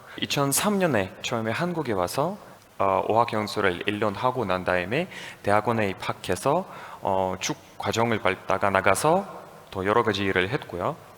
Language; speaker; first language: Korean; non-native, fluent; Russian